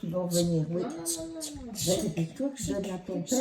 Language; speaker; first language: French; native; French